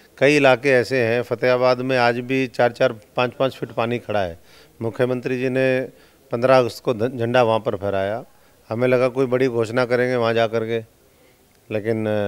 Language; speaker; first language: Hindi; native; Hindi